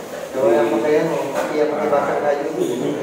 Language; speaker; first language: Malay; non-native, local second language; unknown